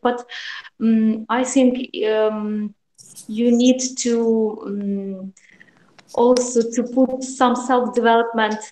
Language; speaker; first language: English; non-native, learner; Russian